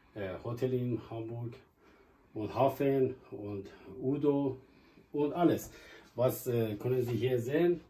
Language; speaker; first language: German; non-native, learner; Persian